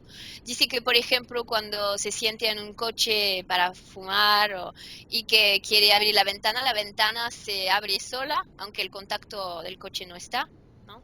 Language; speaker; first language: Spanish; non-native, fluent; French